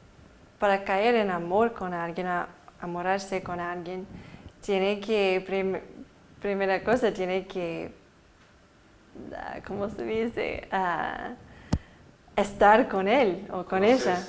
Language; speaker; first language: Spanish; early bilingual, heritage; Spanish